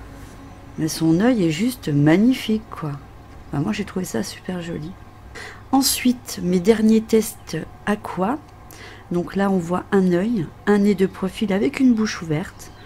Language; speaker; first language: French; native; French